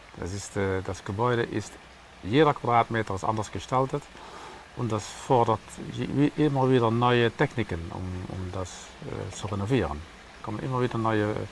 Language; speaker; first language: German; non-native, fluent; Dutch